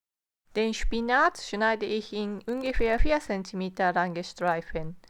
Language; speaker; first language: German; non-native, fluent; Japanese